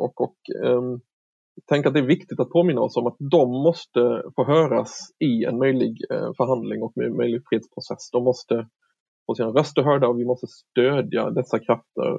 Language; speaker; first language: Swedish; native; Swedish